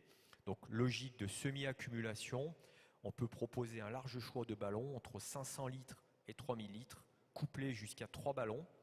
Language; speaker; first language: French; native; French